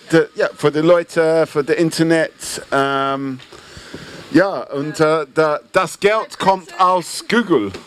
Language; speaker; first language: German; non-native, learner; English